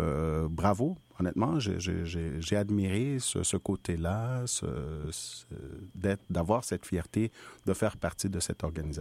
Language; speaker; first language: French; non-native, fluent; Spanish